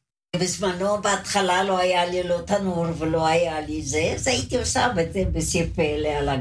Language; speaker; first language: Hebrew; non-native, fluent; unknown